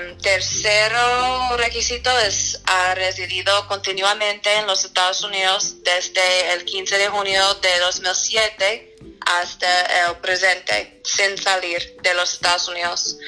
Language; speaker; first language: Spanish; non-native, fluent; English